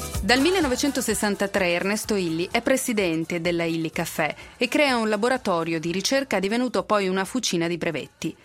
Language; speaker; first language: Italian; native; Italian